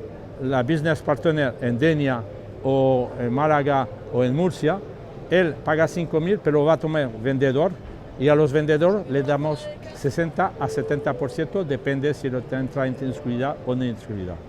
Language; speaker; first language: Spanish; non-native, learner; French